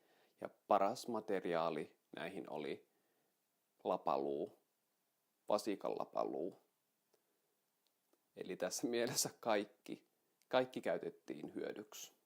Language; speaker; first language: Finnish; native; Finnish